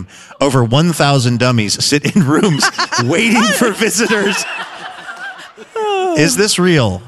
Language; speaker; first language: English; native; English